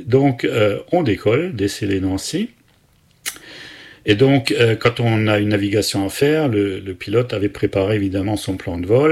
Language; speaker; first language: French; native; French